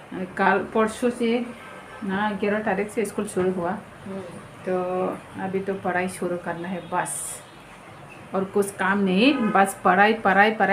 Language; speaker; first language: Hindi; non-native, local second language; Bangla